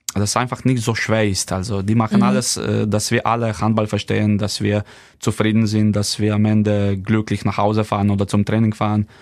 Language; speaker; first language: German; non-native, fluent; Slovenian